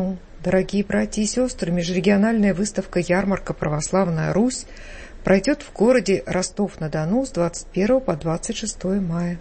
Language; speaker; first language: Russian; native; Russian